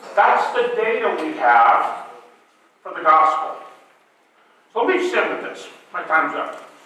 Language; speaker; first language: English; native; English